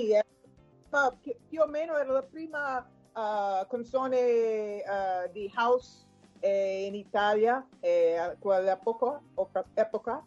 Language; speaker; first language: Italian; non-native, fluent; English